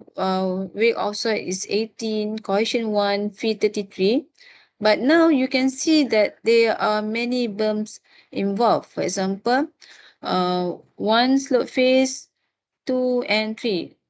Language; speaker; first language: English; non-native, local second language; Malay